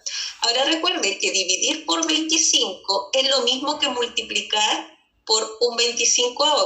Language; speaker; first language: Spanish; native; Spanish